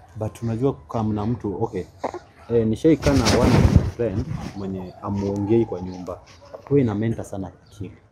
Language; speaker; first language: Swahili; native; Swahili